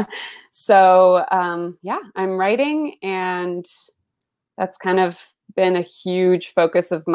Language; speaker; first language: English; early bilingual, other home language; Spanish